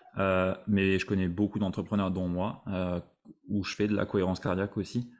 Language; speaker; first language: French; native; French